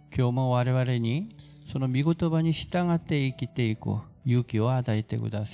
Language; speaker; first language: Japanese; non-native, fluent; Korean